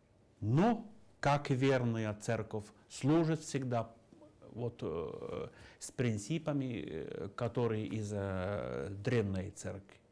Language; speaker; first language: Russian; non-native, fluent; Finnish